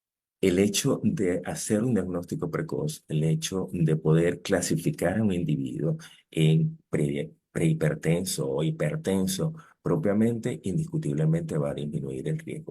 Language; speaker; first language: Spanish; native; Spanish